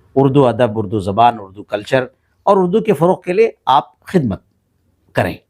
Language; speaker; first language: Urdu; native; Urdu